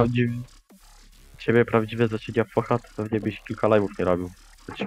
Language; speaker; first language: Polish; native; Polish